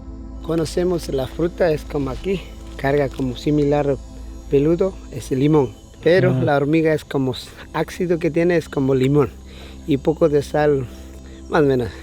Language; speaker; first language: Spanish; non-native, local second language; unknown